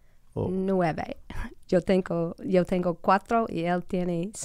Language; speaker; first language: Spanish; non-native, fluent; English